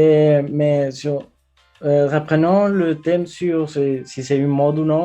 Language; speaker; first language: French; non-native, fluent; Spanish